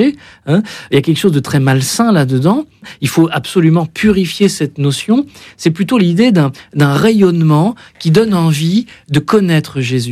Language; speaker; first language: French; native; French